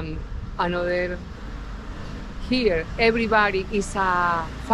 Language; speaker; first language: English; non-native, learner; Spanish